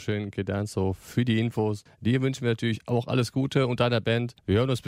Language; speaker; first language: German; native; German